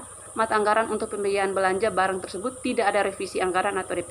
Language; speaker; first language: Indonesian; native; Indonesian